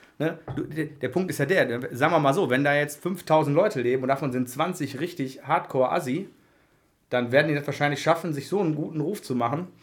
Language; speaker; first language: German; native; German